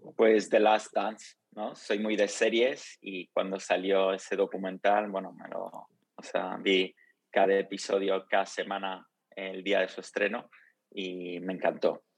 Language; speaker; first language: Spanish; early bilingual, other home language; Italian